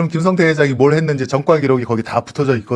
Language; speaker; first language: Korean; native; Korean